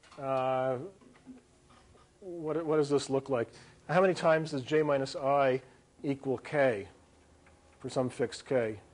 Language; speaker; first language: English; native; English